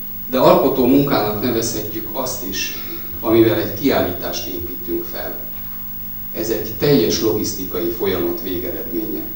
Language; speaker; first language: Hungarian; native; Hungarian